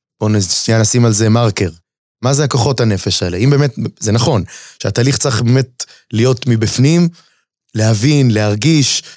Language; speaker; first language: Hebrew; native; Hebrew